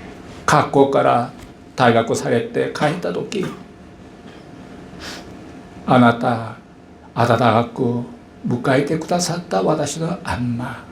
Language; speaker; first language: Japanese; non-native, fluent; Korean